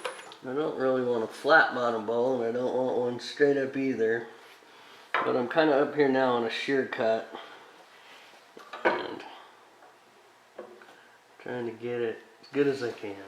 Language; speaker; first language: English; native; English